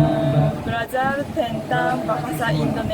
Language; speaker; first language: Indonesian; non-native, learner; Japanese